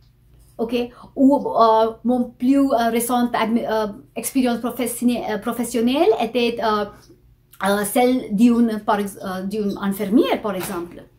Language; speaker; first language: French; non-native, fluent; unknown